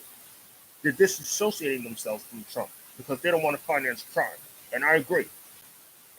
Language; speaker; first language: English; native; English